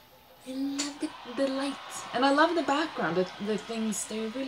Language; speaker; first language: English; non-native, fluent; Swedish